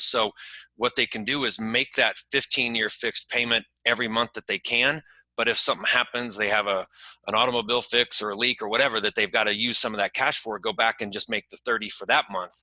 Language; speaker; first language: English; native; English